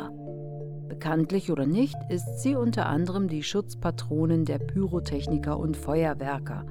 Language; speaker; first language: German; native; German